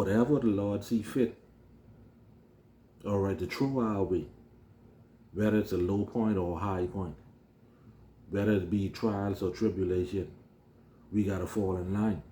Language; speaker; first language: English; native; English